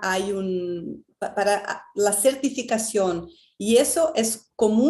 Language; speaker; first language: Spanish; non-native, fluent; Portuguese